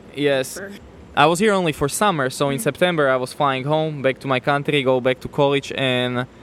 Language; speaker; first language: English; non-native, fluent; Slovak